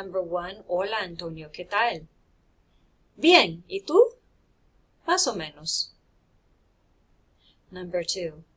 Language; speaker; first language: Spanish; non-native, fluent; English